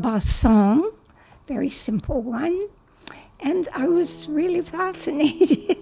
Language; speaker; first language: English; native; English